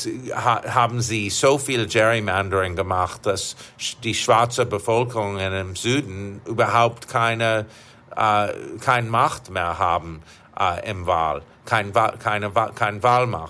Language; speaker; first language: German; non-native, fluent; English